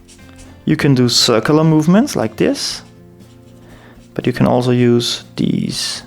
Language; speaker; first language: English; non-native, fluent; German